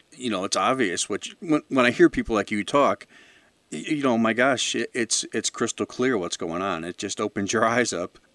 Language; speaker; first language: English; native; English